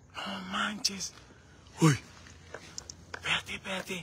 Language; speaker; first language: Spanish; native; Spanish